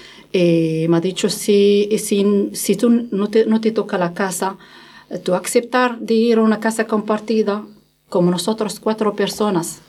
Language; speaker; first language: Spanish; non-native, learner; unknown